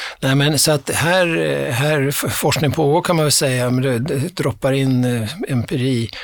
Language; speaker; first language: Swedish; native; Swedish